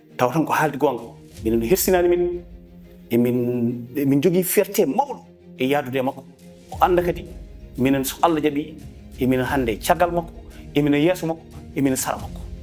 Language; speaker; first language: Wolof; non-native, local second language; Fula